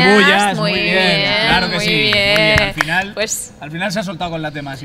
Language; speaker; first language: Spanish; native; Spanish